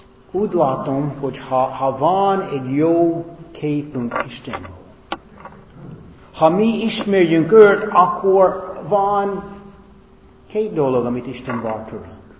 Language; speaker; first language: Hungarian; non-native, fluent; English